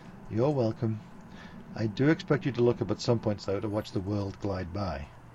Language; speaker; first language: English; native; English